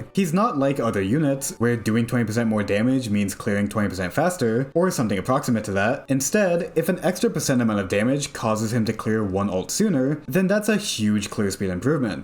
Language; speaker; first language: English; native; English